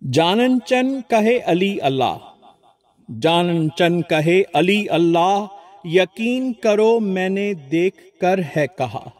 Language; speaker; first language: Urdu; non-native, local second language; Sindhi